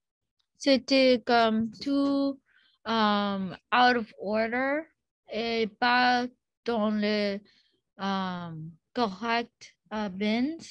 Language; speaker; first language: French; non-native, learner; English